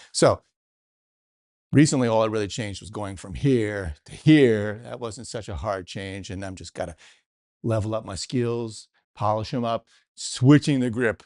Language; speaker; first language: English; native; English